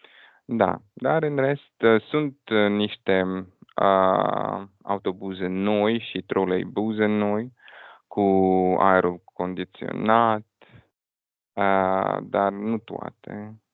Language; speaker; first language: Romanian; non-native, fluent; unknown